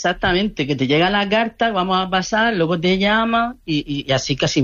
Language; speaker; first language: Spanish; native; Spanish